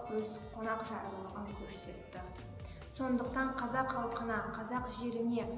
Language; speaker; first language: Kazakh; non-native, local second language; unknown